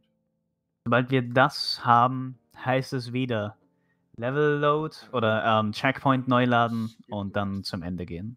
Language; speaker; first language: German; native; German